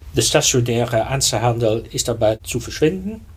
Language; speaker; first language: German; non-native, fluent; Dutch